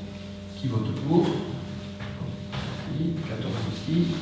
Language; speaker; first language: French; native; French